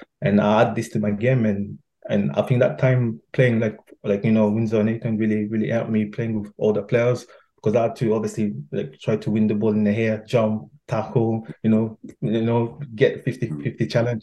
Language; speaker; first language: English; non-native, fluent; French